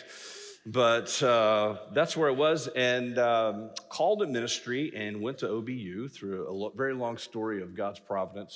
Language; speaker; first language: English; native; English